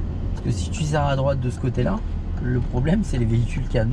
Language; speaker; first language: French; native; French